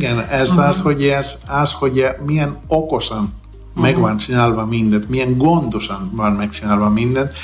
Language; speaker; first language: Hungarian; non-native, learner; Greek